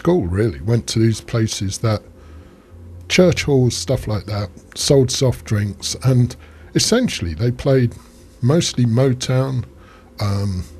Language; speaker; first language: English; native; English